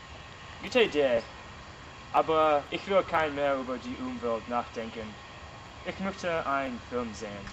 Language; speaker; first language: German; non-native, learner; English